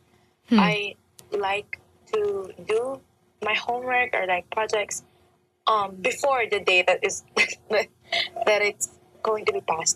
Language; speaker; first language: English; non-native, local second language; Filipino